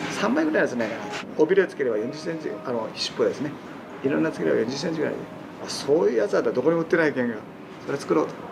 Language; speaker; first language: Japanese; native; Japanese